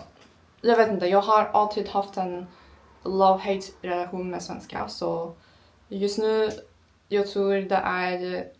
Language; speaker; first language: Swedish; non-native, learner; Turkish